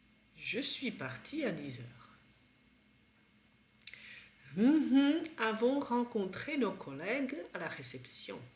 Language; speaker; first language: French; non-native, fluent; Czech